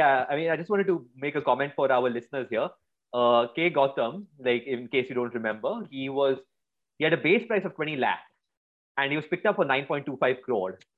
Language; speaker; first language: English; non-native, local second language; Hindi